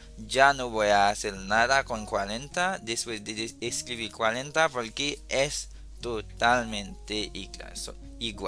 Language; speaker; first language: Spanish; non-native, fluent; Haitian Creole